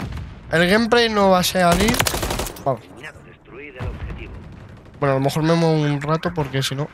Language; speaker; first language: Spanish; native; Spanish